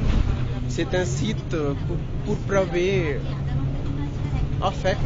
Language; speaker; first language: French; non-native, learner; Hindi